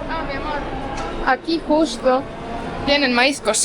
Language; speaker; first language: Spanish; non-native, fluent; Estonian